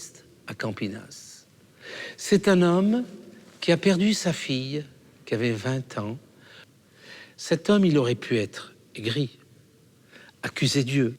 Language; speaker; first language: French; native; French